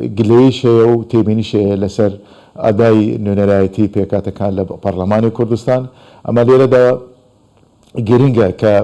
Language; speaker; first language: Central Kurdish; non-native, local second language; Turkish